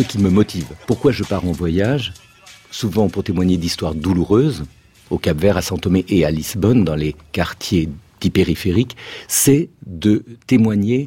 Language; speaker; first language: French; native; French